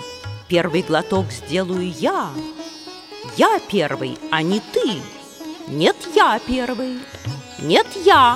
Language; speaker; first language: Russian; native; Russian